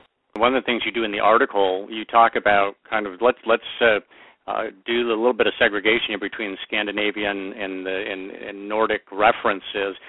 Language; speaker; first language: English; native; English